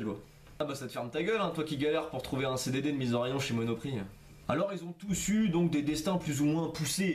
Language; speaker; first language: French; native; French